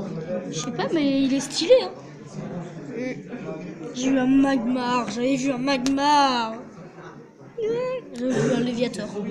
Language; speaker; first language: French; native; French